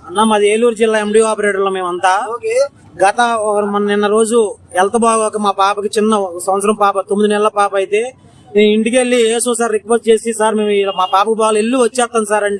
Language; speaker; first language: Telugu; native; Telugu